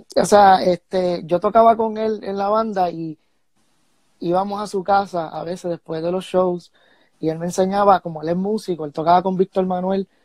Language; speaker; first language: Spanish; early bilingual, heritage; Spanish